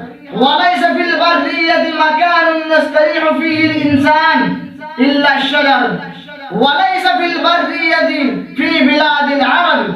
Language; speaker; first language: Arabic; non-native, learner; Urdu